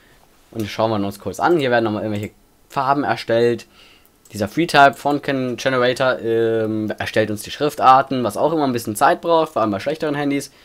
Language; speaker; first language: German; native; German